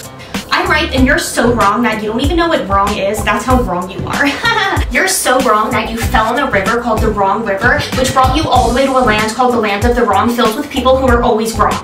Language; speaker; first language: English; native; English